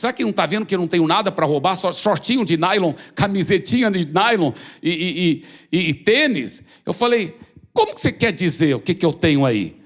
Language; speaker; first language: Portuguese; early bilingual, other home language; English